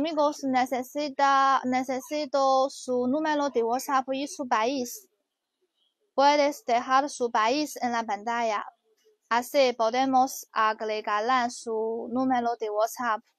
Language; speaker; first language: Spanish; non-native, learner; Chinese